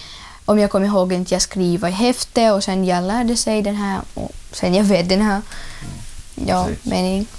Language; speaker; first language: Swedish; non-native, learner; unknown